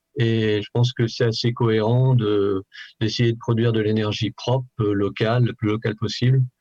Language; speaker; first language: French; native; French